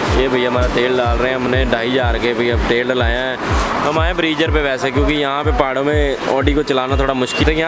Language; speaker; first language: Hindi; non-native, local second language; Punjabi